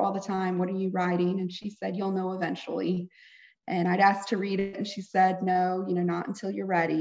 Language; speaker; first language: English; native; English